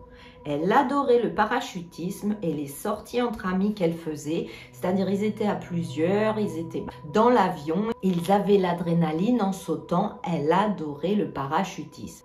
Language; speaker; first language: French; native; French